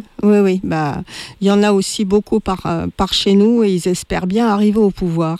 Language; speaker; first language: French; native; French